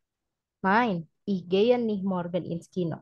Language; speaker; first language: German; non-native, fluent; Indonesian